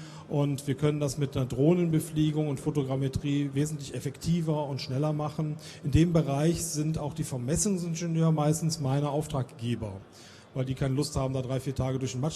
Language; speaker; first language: German; native; German